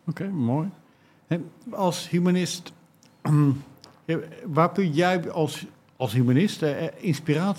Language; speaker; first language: Dutch; native; Dutch